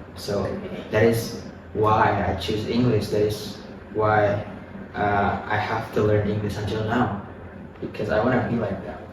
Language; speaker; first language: English; non-native, fluent; Indonesian